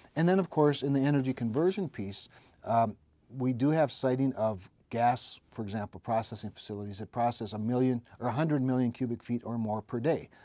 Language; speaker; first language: English; native; English